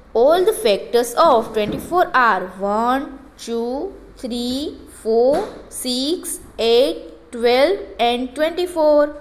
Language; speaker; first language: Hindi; non-native, local second language; Gujarati